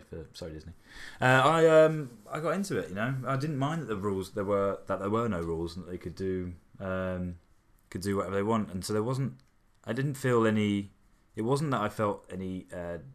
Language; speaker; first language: English; native; English